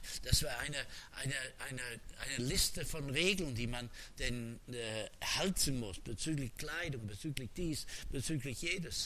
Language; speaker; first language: German; non-native, fluent; English